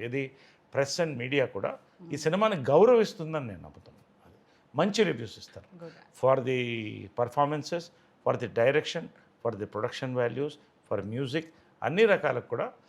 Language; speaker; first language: Telugu; native; Telugu